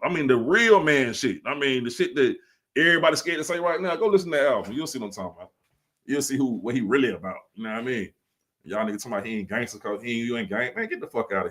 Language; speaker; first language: English; native; English